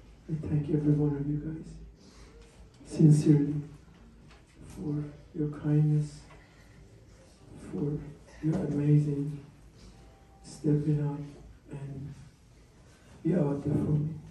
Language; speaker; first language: English; non-native, fluent; Persian